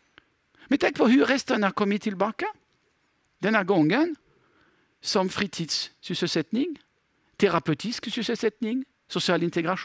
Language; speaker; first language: Swedish; non-native, fluent; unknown